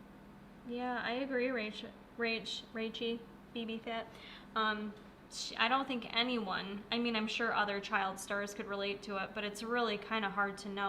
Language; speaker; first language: English; native; English